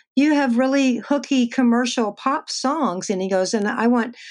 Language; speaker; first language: English; native; English